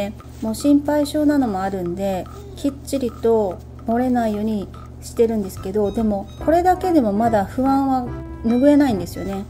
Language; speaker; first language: Japanese; native; Japanese